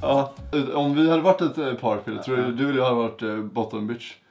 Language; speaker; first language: Swedish; native; Swedish